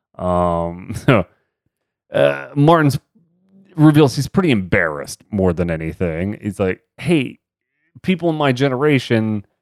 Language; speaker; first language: English; native; English